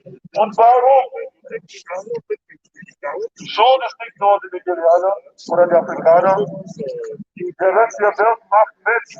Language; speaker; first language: German; non-native, fluent; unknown